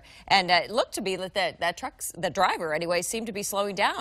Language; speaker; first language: English; native; English